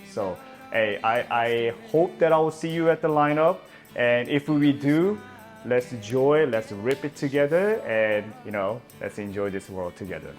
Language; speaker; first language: English; early bilingual, other home language; Korean